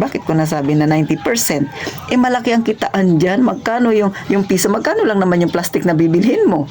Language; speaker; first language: Filipino; non-native, local second language; Cebuano